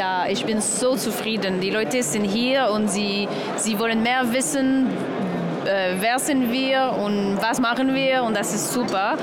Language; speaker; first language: German; non-native, learner; English